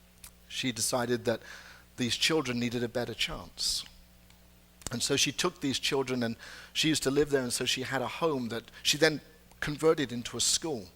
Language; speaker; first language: English; native; English